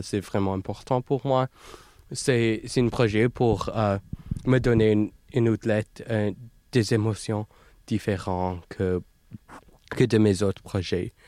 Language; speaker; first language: French; non-native, local second language; English